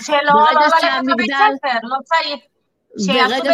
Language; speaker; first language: Hebrew; non-native, fluent; Portuguese